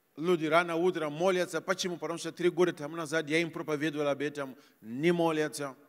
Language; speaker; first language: Russian; non-native, fluent; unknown